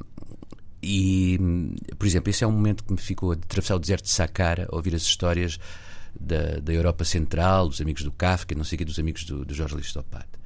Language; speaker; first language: Portuguese; native; Portuguese